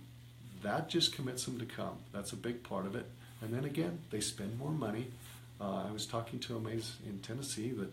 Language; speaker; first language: English; native; English